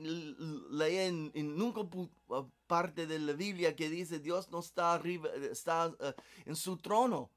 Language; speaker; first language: Spanish; non-native, learner; English